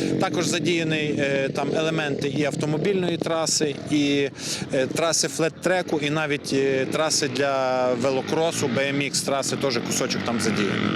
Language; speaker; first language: Ukrainian; native; Ukrainian